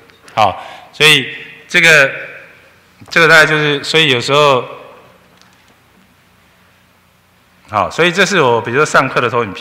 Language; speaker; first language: Chinese; native; Chinese